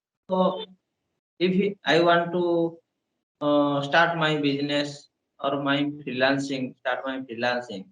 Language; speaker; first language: English; non-native, learner; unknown